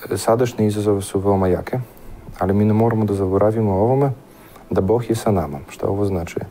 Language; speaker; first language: Serbian; non-native, fluent; Polish